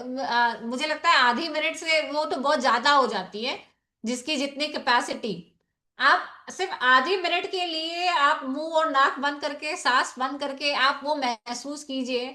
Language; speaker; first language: Hindi; native; Hindi